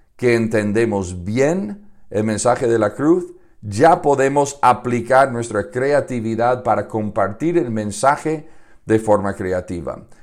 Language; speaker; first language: Spanish; non-native, fluent; English